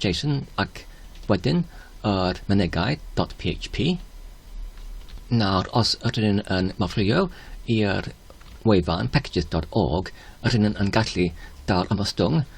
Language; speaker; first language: Welsh; non-native, learner; Polish